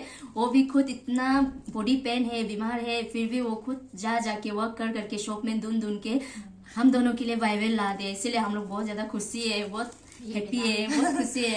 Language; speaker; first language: Hindi; non-native, local second language; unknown